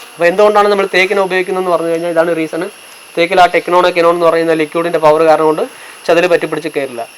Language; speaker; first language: Malayalam; non-native, local second language; Tamil